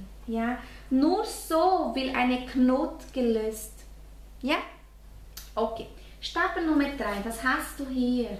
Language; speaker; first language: German; non-native, fluent; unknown